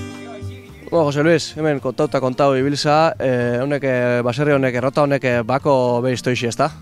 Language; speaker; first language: Basque; native; Basque